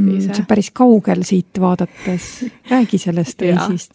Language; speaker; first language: Estonian; native; Estonian